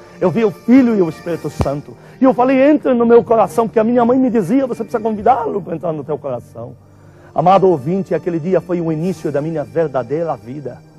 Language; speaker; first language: Portuguese; non-native, fluent; Arabic